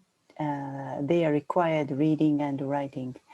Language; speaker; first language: English; non-native, fluent; Japanese